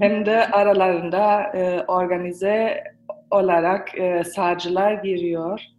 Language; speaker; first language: Turkish; early bilingual, heritage; Turkish